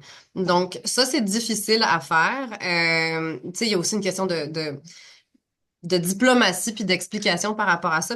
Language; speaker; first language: French; native; French